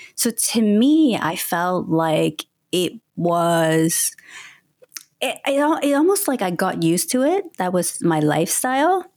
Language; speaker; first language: English; non-native, local second language; Cantonese